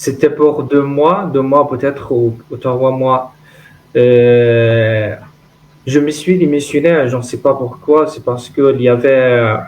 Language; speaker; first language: French; non-native, learner; Arabic